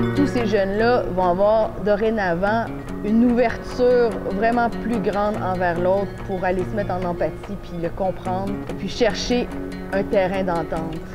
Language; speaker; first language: French; native; French